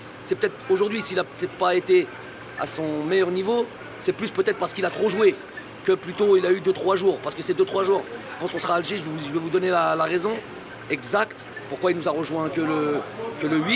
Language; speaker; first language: French; native; French